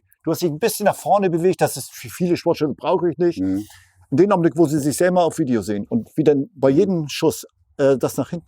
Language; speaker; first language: German; native; German